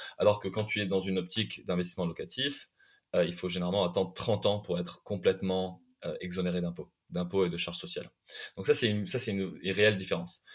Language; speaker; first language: French; non-native, local second language; Arabic